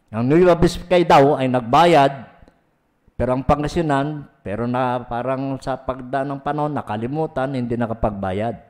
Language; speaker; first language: Filipino; non-native, local second language; Pangasinan